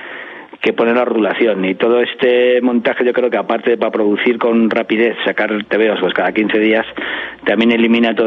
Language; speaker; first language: Spanish; native; Spanish